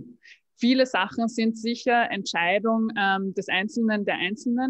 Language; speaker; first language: German; native; German